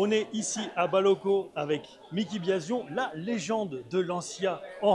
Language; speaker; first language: French; native; French